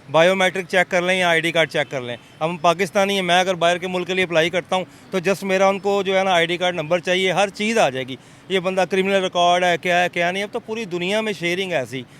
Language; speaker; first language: Urdu; non-native, local second language; Punjabi